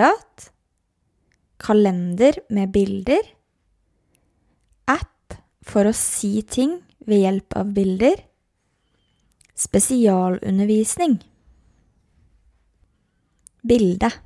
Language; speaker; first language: Swedish; non-native, learner; Norwegian